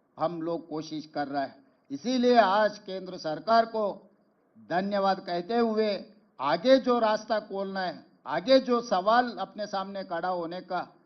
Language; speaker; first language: Hindi; non-native, local second language; Telugu